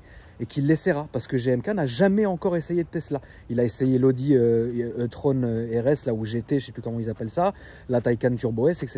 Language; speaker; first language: French; native; French